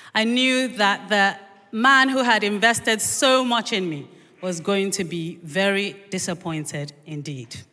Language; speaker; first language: English; native; English